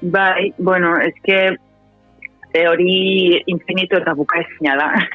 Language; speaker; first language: Basque; non-native, local second language; Spanish